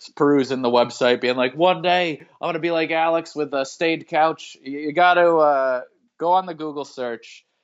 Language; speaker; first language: English; native; English